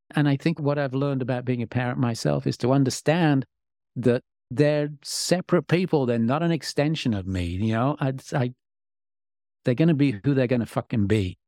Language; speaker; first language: English; native; English